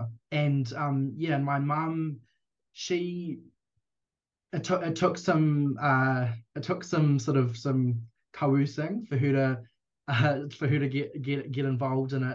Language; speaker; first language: English; native; English